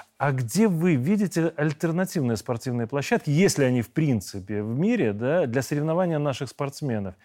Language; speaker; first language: Russian; native; Russian